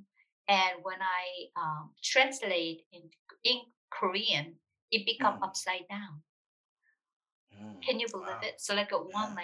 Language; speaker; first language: English; non-native, fluent; Korean